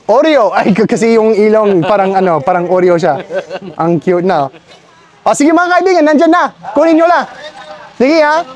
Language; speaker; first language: Filipino; non-native, fluent; English